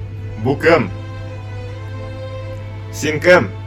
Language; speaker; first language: Turkish; non-native, learner; Tatar